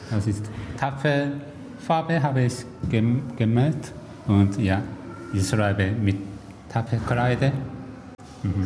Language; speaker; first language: German; non-native, learner; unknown